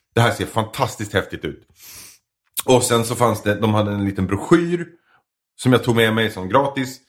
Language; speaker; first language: Swedish; native; Swedish